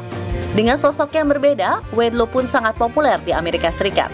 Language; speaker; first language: Indonesian; native; Indonesian